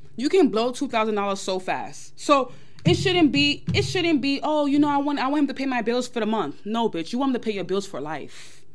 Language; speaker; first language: English; early bilingual, other home language; Yoruba